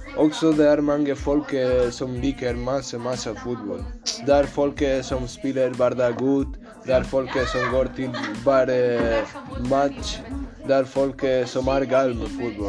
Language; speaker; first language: Norwegian; non-native, learner; Spanish